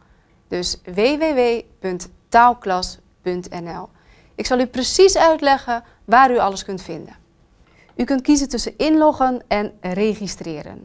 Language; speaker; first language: Dutch; native; Dutch